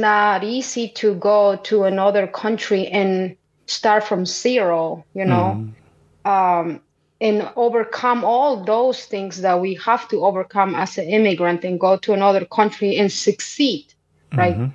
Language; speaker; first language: English; non-native, fluent; Quechua